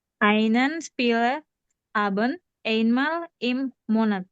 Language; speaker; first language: German; non-native, learner; Indonesian